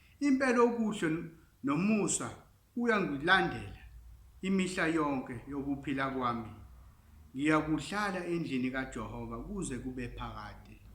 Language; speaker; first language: Zulu; non-native, local second language; English